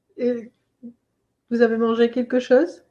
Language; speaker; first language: French; non-native, local second language; Arabic